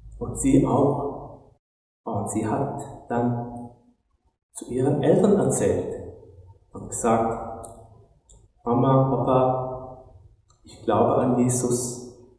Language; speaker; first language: German; non-native, fluent; Turkish